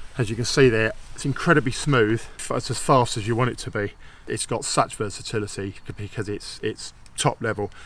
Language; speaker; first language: English; native; English